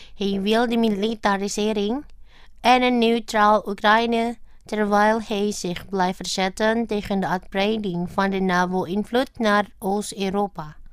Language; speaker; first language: Dutch; non-native, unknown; Indonesian